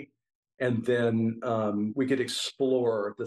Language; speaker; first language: English; native; English